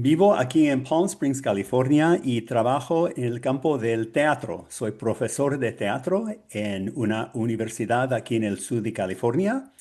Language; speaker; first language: Spanish; non-native, learner; English